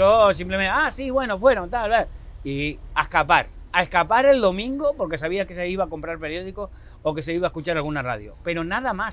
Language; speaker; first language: Spanish; native; Spanish